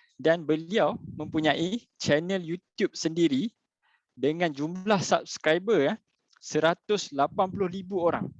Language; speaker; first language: Malay; native; Malay